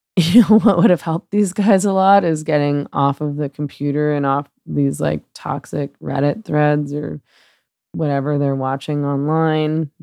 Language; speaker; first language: English; native; English